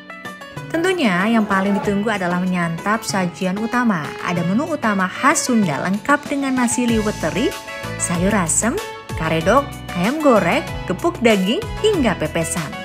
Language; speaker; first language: Indonesian; native; Indonesian